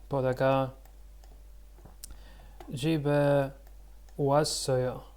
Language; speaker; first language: Korean; non-native, learner; Russian